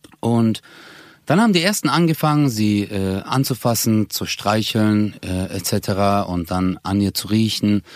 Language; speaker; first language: German; native; German